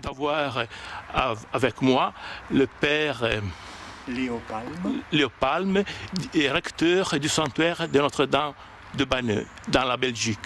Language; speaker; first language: French; native; French